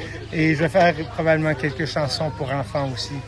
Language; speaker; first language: French; non-native, local second language; English